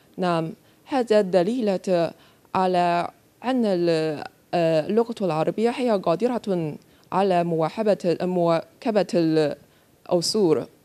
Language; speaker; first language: Arabic; non-native, learner; Chinese